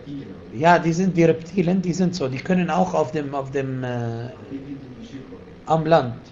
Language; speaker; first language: German; non-native, fluent; Arabic